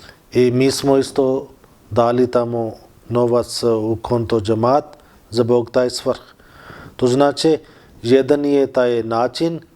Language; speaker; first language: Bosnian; non-native, learner; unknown